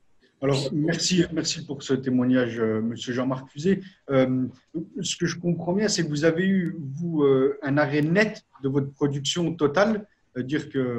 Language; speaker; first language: French; native; French